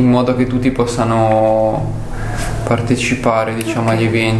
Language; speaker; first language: Italian; native; Italian